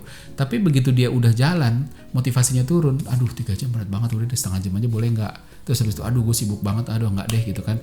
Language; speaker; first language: Indonesian; native; Indonesian